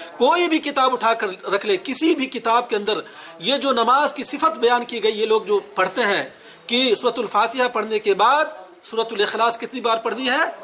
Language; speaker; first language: Urdu; native; Urdu